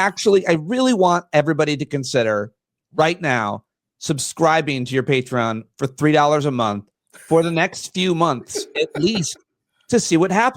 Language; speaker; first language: English; native; English